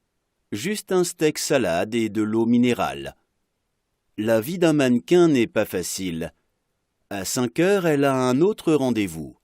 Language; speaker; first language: French; non-native, fluent; Arabic